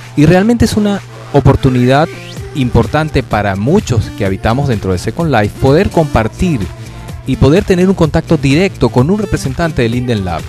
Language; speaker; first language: Spanish; native; Spanish